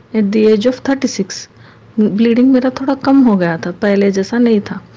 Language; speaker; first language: Hindi; non-native, local second language; Urdu